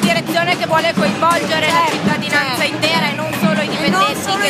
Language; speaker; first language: Italian; native; Italian